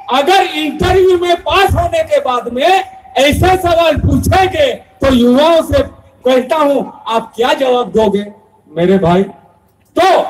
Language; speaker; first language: Hindi; non-native, local second language; Bhili